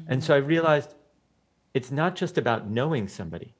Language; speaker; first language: English; native; English